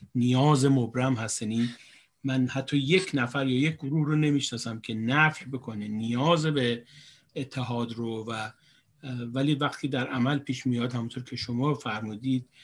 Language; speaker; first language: Persian; native; Persian